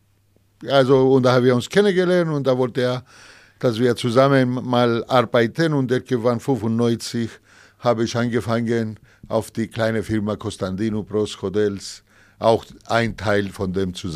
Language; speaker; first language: German; non-native, fluent; Greek